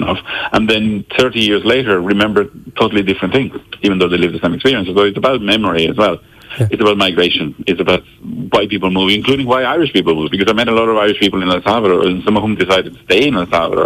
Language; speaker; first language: English; non-native, fluent; Spanish